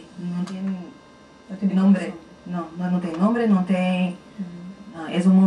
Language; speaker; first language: Spanish; non-native, learner; Portuguese